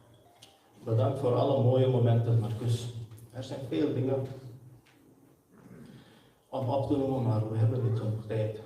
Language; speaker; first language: Dutch; early bilingual, other home language; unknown